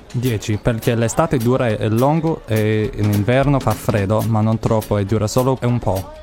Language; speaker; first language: Italian; non-native, learner; English